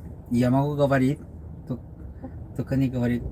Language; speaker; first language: Russian; non-native, learner; English